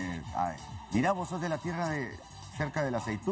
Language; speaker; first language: Spanish; native; Spanish